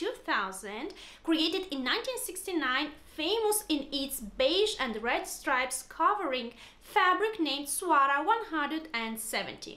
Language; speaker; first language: English; non-native, fluent; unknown